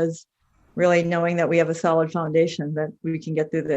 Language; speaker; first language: English; native; English